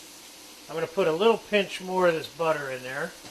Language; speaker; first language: English; native; English